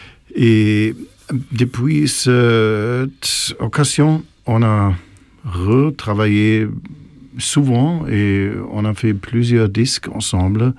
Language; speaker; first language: French; non-native, fluent; German